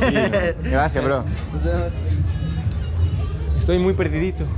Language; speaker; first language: Spanish; non-native, learner; Greek